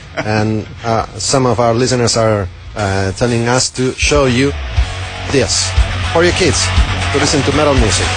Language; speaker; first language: English; non-native, fluent; Spanish